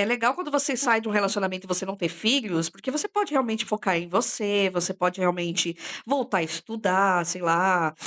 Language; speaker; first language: Portuguese; native; Portuguese